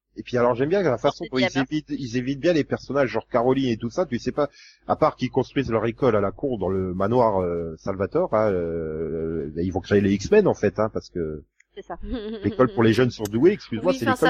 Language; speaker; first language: French; native; French